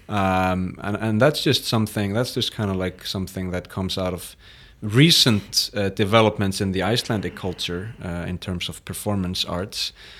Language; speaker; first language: English; non-native, fluent; Icelandic